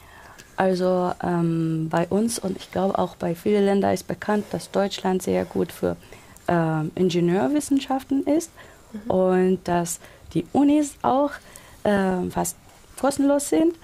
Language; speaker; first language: German; non-native, local second language; Persian